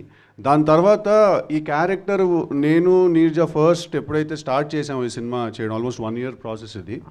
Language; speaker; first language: Telugu; native; Telugu